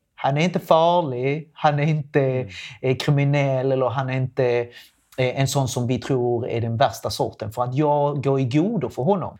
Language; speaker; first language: Swedish; non-native, fluent; Spanish